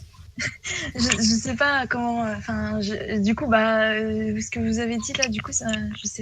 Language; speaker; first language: French; native; French